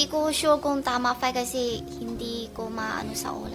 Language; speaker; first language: Filipino; non-native, learner; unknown